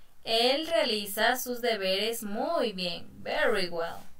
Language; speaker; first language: Spanish; non-native, fluent; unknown